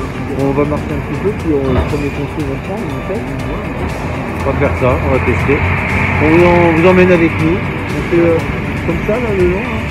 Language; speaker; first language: French; native; French